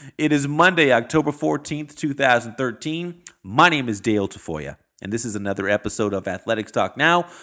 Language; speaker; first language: English; native; English